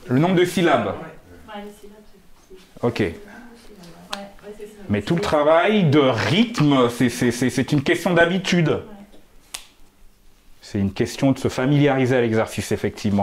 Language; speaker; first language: French; native; French